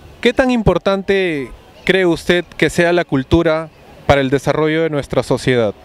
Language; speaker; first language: Spanish; native; Spanish